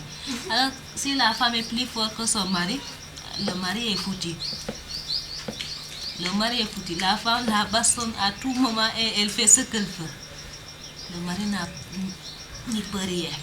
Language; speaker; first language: French; non-native, learner; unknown